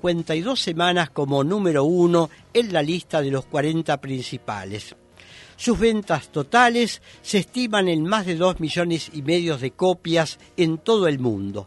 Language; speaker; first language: Spanish; native; Spanish